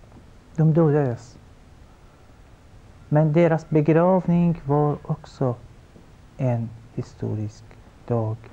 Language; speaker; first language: Swedish; non-native, fluent; Persian